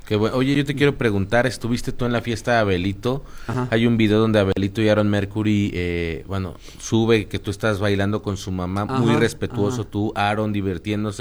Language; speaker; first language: Spanish; native; Spanish